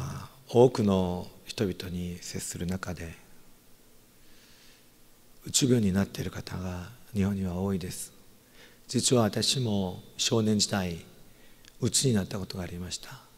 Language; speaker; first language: Japanese; non-native, fluent; Korean